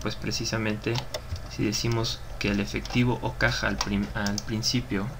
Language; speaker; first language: Spanish; native; Spanish